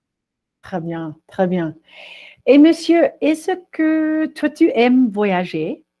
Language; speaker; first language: French; non-native, fluent; Spanish